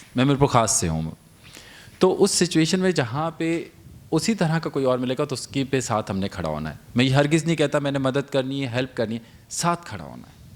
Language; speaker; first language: Urdu; native; Urdu